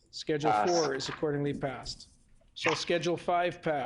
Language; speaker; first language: English; native; English